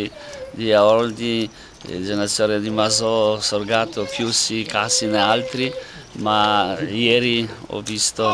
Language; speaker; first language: Italian; non-native, learner; Polish